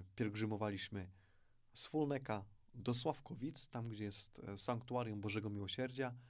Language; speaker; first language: Polish; native; Polish